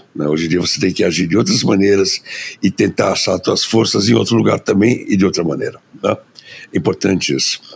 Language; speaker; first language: Portuguese; early bilingual, other home language; German